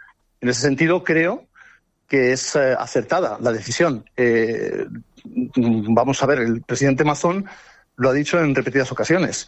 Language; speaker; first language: Spanish; native; Spanish